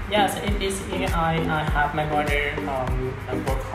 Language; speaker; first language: English; non-native, learner; Vietnamese